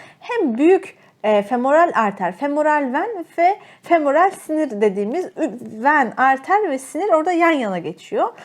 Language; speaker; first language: Turkish; native; Turkish